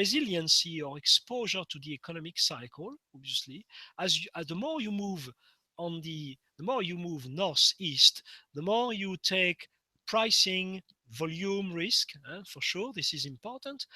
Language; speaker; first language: English; non-native, fluent; French